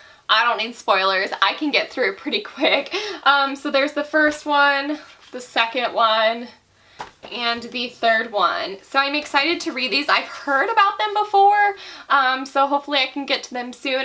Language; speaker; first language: English; native; English